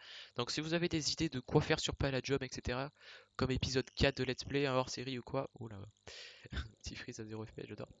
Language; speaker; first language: French; native; French